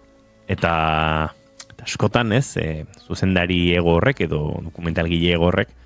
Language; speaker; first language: Basque; native; Basque